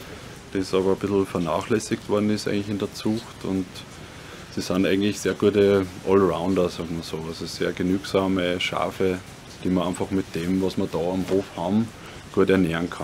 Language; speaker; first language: German; native; German